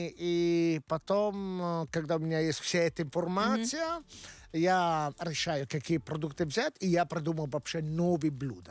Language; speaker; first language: Russian; non-native, learner; Italian